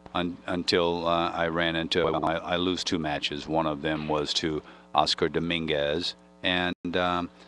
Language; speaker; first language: English; native; English